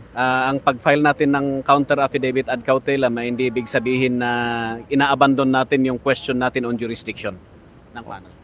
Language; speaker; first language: Filipino; native; Filipino